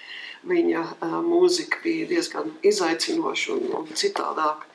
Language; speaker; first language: Latvian; early bilingual, heritage; Latvian